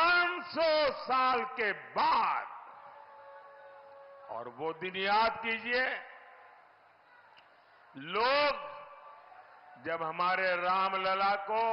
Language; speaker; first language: Hindi; non-native, local second language; Gujarati